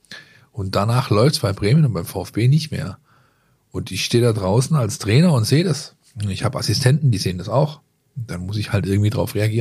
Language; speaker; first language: German; native; German